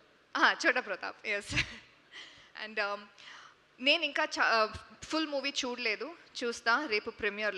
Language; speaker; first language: Telugu; non-native, local second language; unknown